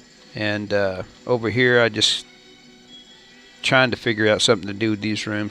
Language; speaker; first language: English; native; English